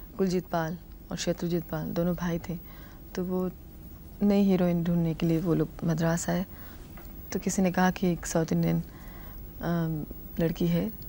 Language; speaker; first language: Hindi; non-native, local second language; Telugu